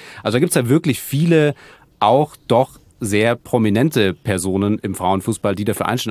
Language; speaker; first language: German; native; German